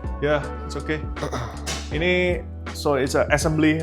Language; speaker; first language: English; non-native, fluent; Indonesian